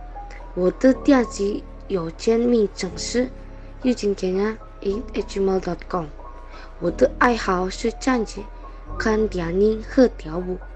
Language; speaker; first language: Chinese; non-native, learner; Indonesian